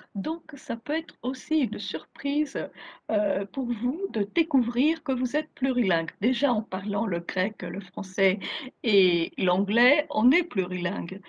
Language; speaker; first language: French; non-native, fluent; Greek